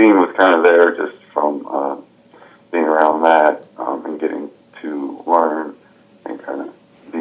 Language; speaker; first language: English; native; English